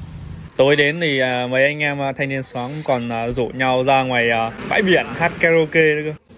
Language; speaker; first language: Vietnamese; native; Vietnamese